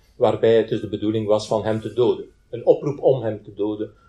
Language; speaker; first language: Dutch; native; Dutch